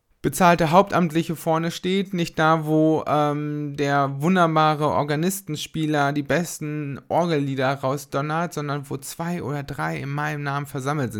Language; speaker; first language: German; native; German